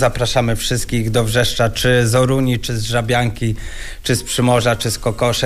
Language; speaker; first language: Polish; native; Polish